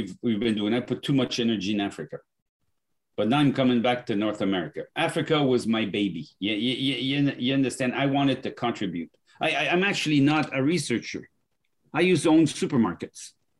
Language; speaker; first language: English; non-native, fluent; French